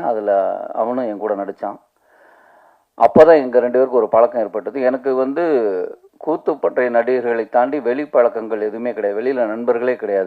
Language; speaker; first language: Tamil; native; Tamil